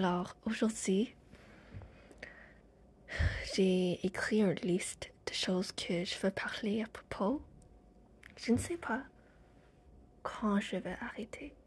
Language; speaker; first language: French; non-native, fluent; English